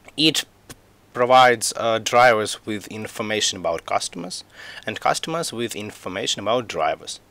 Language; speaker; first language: English; non-native, fluent; Russian